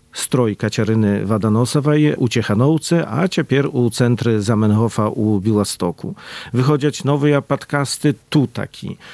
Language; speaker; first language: Belarusian; native; Belarusian